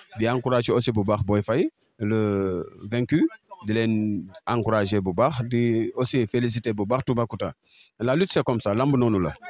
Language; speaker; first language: French; non-native, local second language; Wolof